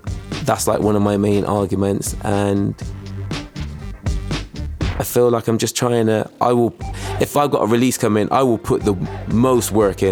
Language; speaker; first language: English; native; English